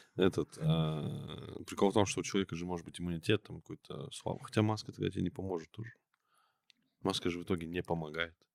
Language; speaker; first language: Russian; native; Russian